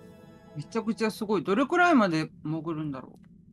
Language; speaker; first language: Japanese; native; Japanese